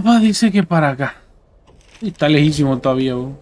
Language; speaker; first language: Spanish; native; Spanish